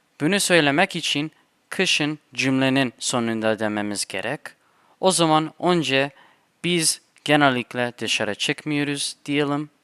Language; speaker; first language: Turkish; non-native, fluent; English